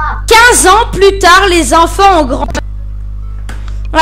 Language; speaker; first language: French; native; French